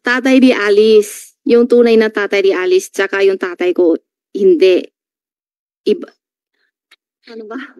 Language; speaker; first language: Filipino; non-native, learner; Chinese